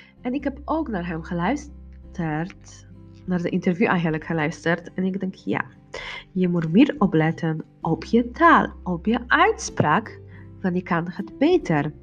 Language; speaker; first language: Dutch; non-native, learner; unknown